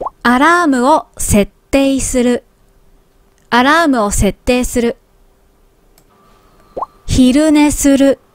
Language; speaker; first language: Japanese; native; Japanese